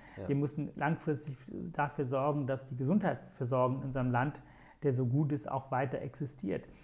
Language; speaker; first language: German; non-native, fluent; Tamil